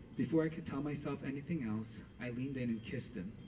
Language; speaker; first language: English; native; English